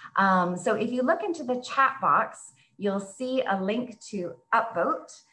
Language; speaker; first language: English; native; English